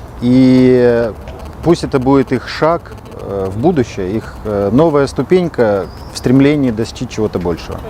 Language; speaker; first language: Russian; native; Russian